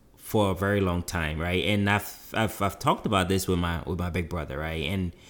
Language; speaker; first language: English; non-native, local second language; Akan